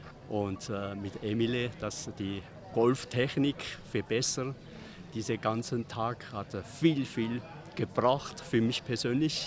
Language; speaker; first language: German; non-native, learner; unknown